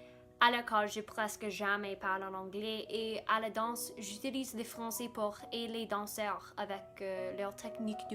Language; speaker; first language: French; non-native, local second language; English